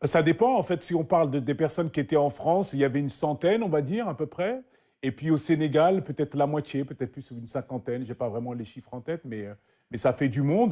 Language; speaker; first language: French; native; French